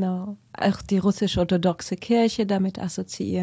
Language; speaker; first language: German; non-native, fluent; Russian